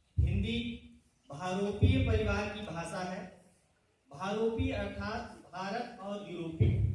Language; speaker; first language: Hindi; native; Hindi